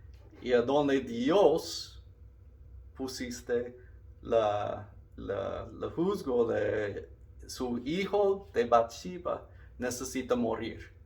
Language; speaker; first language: Spanish; non-native, learner; English